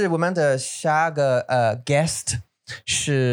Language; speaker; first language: Chinese; non-native, learner; English